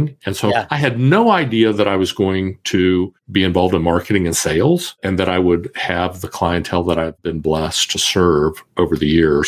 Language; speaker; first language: English; native; English